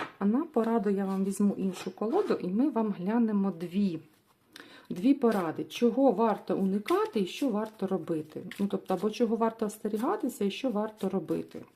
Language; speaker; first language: Ukrainian; non-native, local second language; Russian